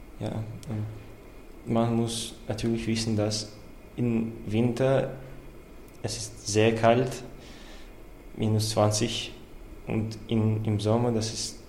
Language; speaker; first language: German; non-native, learner; Russian